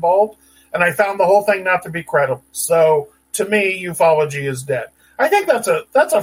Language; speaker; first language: English; native; English